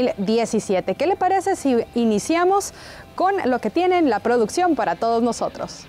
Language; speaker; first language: Spanish; native; Spanish